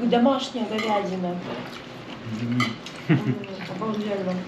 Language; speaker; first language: Russian; native; Russian